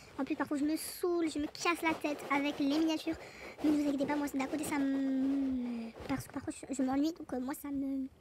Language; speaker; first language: French; native; French